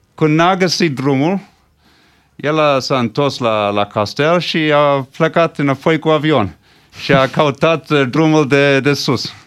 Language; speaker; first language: Romanian; non-native, fluent; English